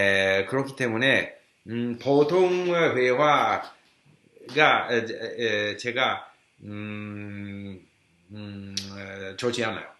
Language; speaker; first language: Korean; non-native, learner; English